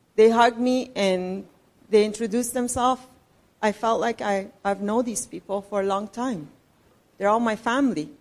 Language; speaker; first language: English; non-native, fluent; Persian